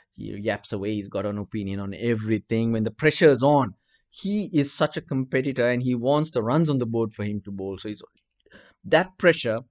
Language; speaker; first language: English; non-native, local second language; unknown